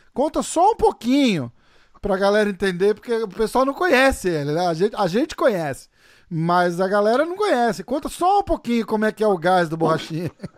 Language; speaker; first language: Portuguese; native; Portuguese